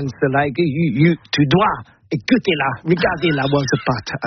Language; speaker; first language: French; non-native, learner; English